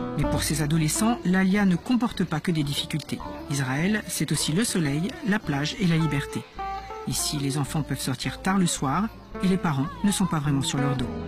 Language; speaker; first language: French; native; French